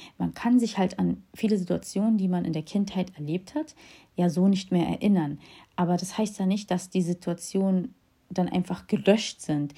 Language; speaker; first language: German; early bilingual, other home language; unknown